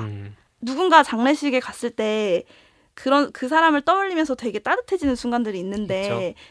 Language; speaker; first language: Korean; native; Korean